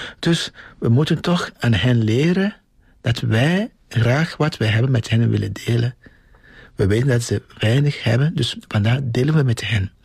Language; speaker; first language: Dutch; non-native, fluent; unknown